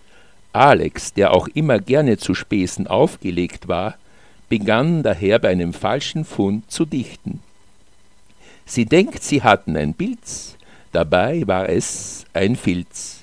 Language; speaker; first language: German; native; German